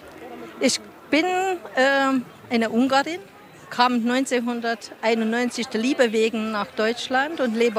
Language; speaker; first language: German; non-native, fluent; Hungarian